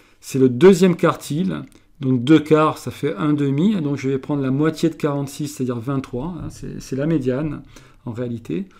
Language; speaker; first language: French; native; French